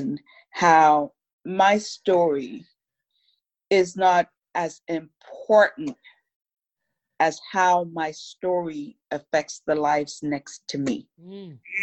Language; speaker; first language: English; non-native, local second language; Yoruba